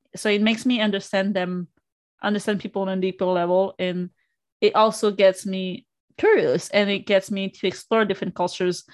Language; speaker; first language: English; non-native, fluent; Spanish